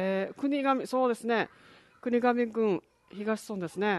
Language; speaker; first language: Japanese; native; Japanese